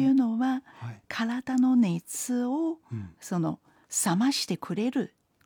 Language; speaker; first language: Japanese; non-native, fluent; Chinese